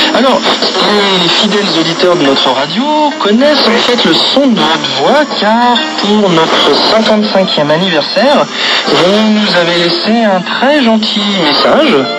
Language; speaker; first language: French; native; French